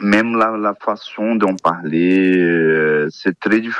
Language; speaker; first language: French; non-native, learner; Portuguese